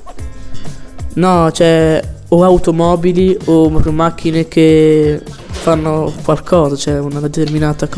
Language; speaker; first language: Italian; native; Italian